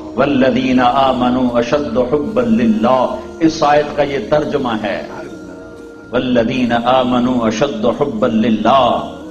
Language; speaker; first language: Urdu; non-native, local second language; Saraiki